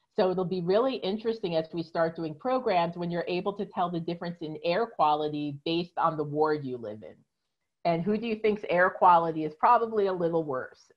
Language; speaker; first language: English; native; English